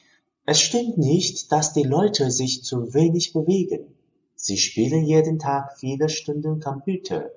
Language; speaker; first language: German; non-native, fluent; Chinese